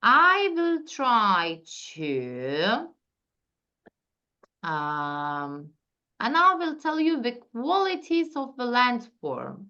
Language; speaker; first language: English; non-native, fluent; Turkish